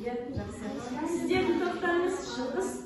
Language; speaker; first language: Kazakh; native; Kazakh